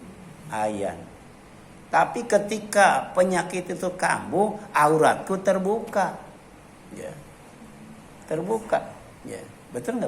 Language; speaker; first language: Indonesian; native; Indonesian